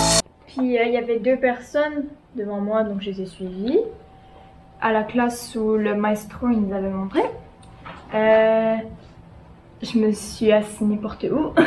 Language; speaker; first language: French; native; French